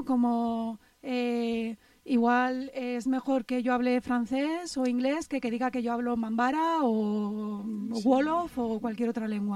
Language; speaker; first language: Spanish; native; Spanish